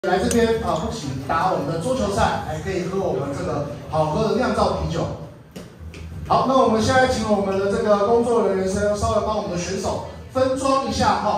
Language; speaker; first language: Chinese; native; Chinese